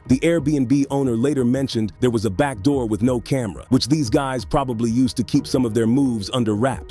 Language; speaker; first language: English; native; English